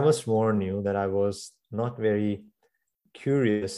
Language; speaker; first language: English; non-native, local second language; Gujarati